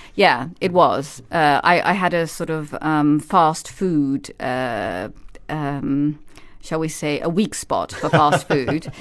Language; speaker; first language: English; native; English